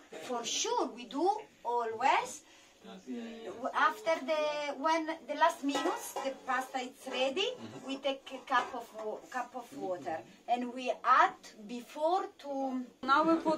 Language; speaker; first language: English; non-native, learner; Italian